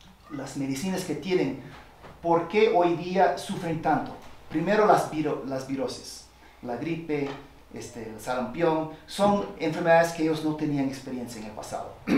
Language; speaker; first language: Spanish; non-native, fluent; English